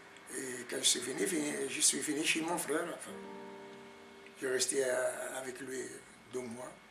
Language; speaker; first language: French; non-native, learner; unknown